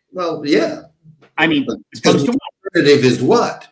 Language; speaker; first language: English; native; English